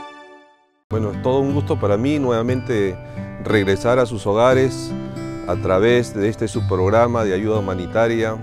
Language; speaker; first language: Spanish; native; Spanish